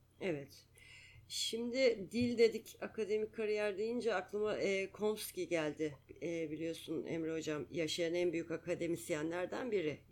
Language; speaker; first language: Turkish; native; Turkish